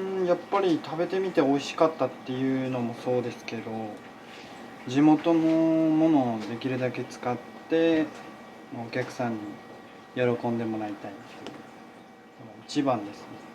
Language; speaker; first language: Japanese; native; Japanese